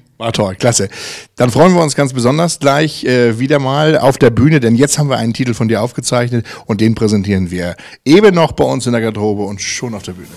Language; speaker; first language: German; native; German